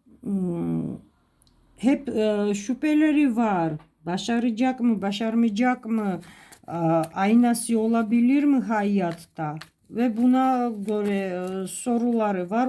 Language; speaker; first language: Turkish; non-native, fluent; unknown